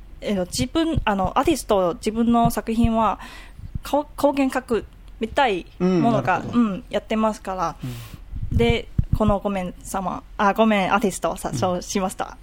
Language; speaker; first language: Japanese; non-native, learner; Cantonese